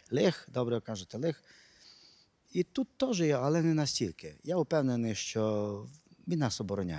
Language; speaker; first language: Ukrainian; non-native, local second language; Hungarian